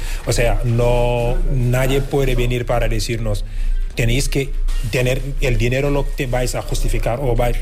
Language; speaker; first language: Spanish; non-native, fluent; Wolof